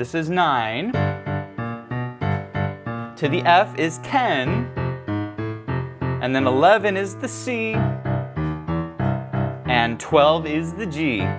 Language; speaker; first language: English; native; English